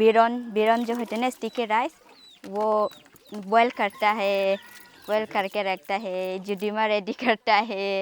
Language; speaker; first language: Hindi; non-native, local second language; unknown